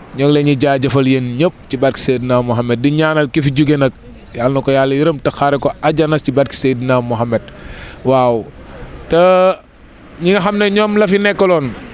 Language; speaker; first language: Wolof; native; Wolof